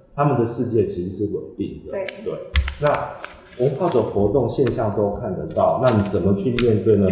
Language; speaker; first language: Chinese; native; Chinese